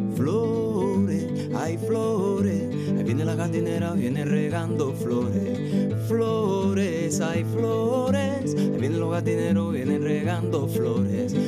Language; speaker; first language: Spanish; native; Spanish